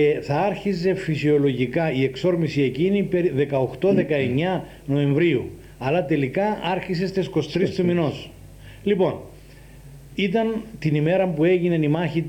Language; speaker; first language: Greek; native; Greek